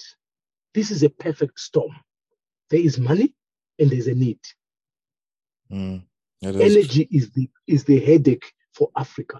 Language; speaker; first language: English; non-native, local second language; Shona